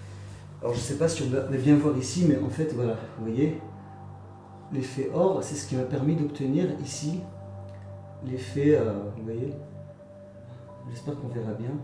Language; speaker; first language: French; native; French